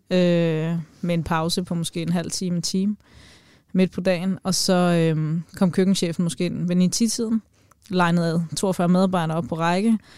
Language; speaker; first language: Danish; native; Danish